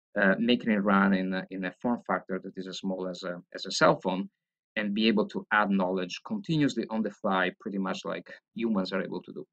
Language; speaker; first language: English; non-native, fluent; Italian